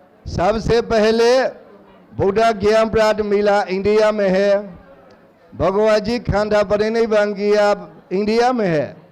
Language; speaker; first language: Hindi; non-native, learner; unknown